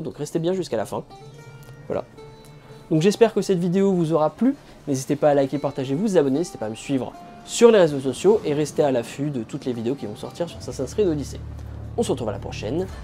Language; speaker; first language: French; native; French